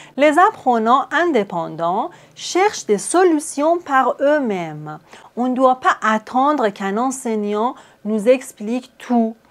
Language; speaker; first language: French; non-native, fluent; Persian